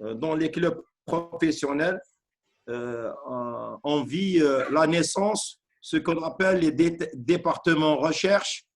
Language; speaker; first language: French; non-native, local second language; Arabic